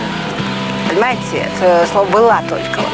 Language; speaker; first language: Russian; native; Russian